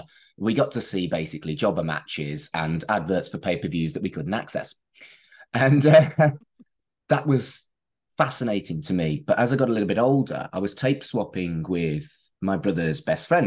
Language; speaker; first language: English; native; English